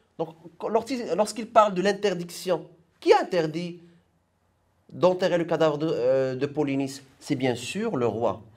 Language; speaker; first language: French; non-native, local second language; Arabic